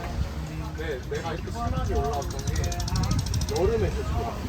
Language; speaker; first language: Korean; native; Korean